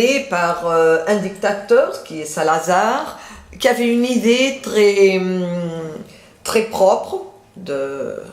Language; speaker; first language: French; non-native, fluent; Portuguese